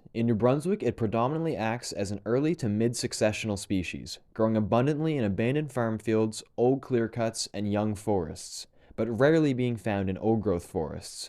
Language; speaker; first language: English; native; English